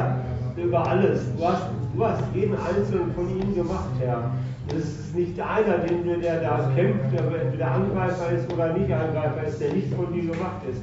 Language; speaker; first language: German; native; German